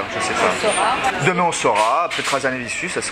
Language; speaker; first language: French; native; French